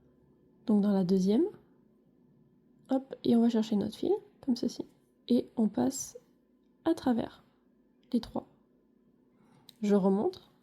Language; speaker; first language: French; native; French